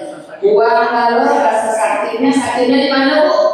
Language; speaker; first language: Indonesian; native; Indonesian